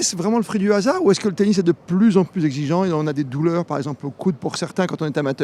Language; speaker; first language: French; native; French